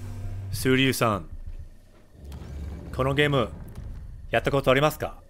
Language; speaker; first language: Japanese; non-native, fluent; English